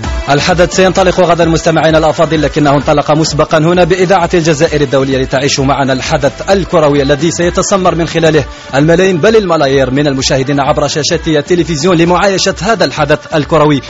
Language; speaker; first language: Arabic; native; Arabic